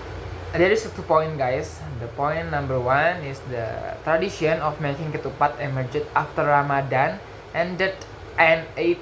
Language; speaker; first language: English; non-native, learner; Indonesian